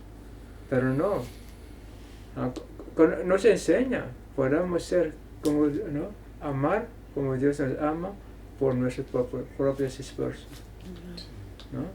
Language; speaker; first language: Spanish; non-native, fluent; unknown